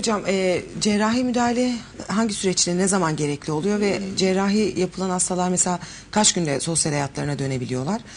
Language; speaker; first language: Turkish; native; Turkish